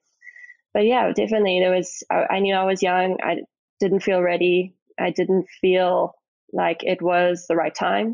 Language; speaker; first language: English; native; English